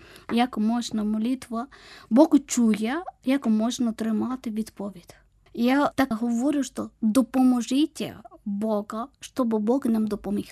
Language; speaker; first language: Ukrainian; non-native, fluent; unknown